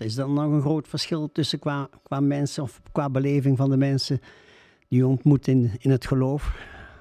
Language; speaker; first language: Dutch; native; Dutch